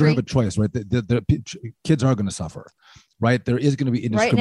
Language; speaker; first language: English; native; English